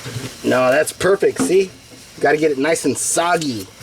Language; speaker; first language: English; native; English